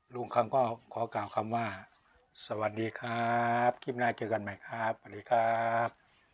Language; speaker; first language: Thai; native; Thai